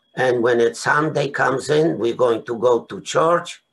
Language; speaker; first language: English; non-native, fluent; Polish